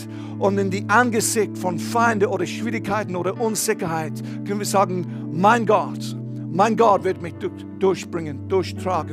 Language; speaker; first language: German; non-native, fluent; English